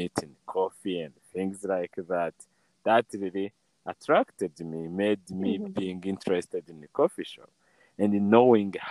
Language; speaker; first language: English; non-native, local second language; Kinyarwanda